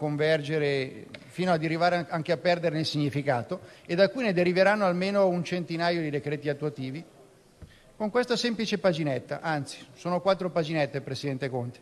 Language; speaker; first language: Italian; native; Italian